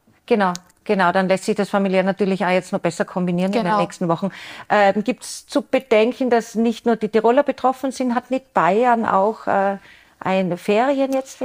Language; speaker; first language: German; native; German